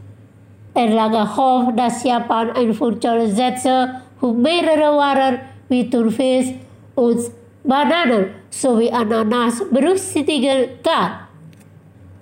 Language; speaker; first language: German; non-native, learner; Indonesian